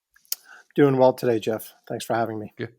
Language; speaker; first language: English; native; English